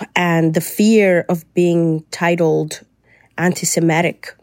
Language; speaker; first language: English; non-native, fluent; Spanish